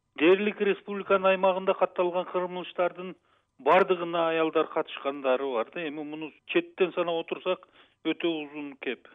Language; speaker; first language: Kyrgyz; native; Kyrgyz